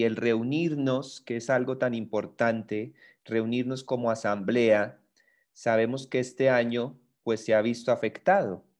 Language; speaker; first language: Spanish; native; Spanish